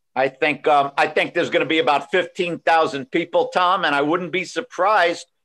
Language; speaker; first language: English; native; English